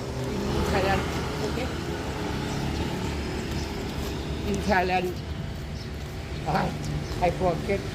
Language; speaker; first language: English; non-native, learner; Thai